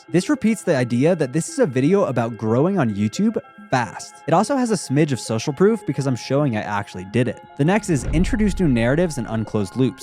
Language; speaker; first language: English; native; English